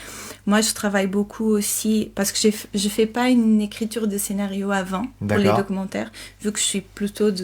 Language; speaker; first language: French; non-native, fluent; Portuguese